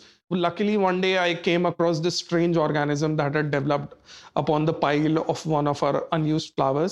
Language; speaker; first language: English; non-native, local second language; Hindi